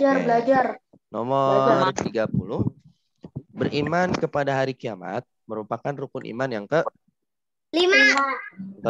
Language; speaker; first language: Indonesian; native; Indonesian